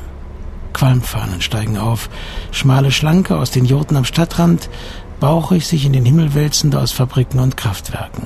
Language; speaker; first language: German; native; German